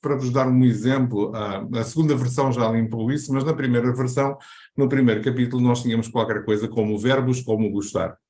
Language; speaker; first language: Portuguese; native; Portuguese